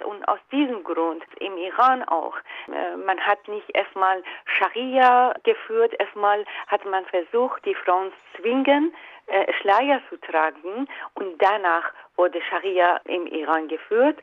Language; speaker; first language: German; non-native, fluent; Persian